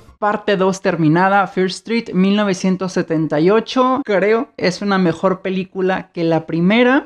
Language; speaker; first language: Spanish; native; Spanish